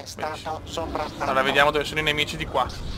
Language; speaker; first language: Italian; native; Italian